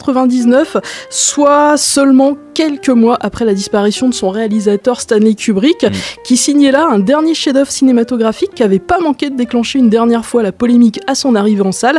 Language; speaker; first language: French; native; French